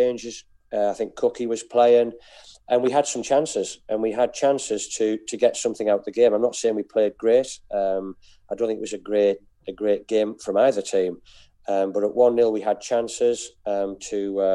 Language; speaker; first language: English; native; English